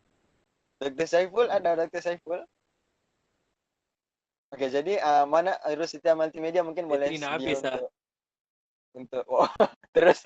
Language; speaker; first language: Malay; native; Malay